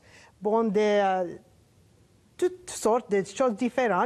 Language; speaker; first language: French; non-native, learner; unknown